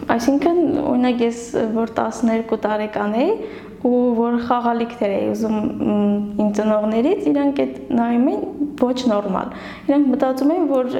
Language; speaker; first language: Armenian; non-native, local second language; Kurdish